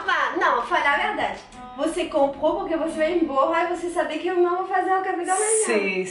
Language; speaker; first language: Portuguese; non-native, fluent; French